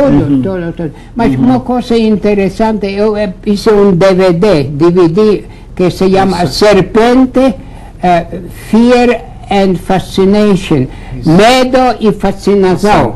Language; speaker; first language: Portuguese; non-native, fluent; Latvian